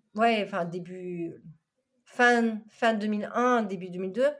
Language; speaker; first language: French; non-native, fluent; Chinese